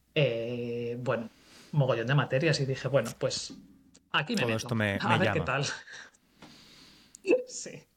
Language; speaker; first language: Spanish; native; Spanish